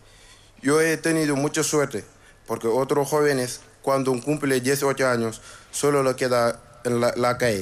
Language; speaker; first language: Spanish; non-native, learner; Wolof